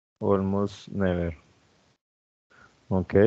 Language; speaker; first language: English; non-native, fluent; Spanish